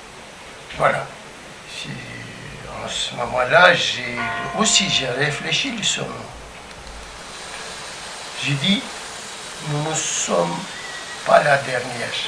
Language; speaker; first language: French; non-native, fluent; Turkish